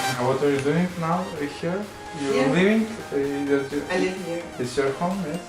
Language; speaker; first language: English; non-native, learner; Ukrainian